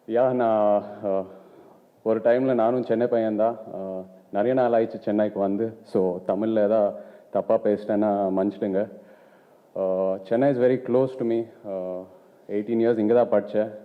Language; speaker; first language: Tamil; non-native, local second language; Telugu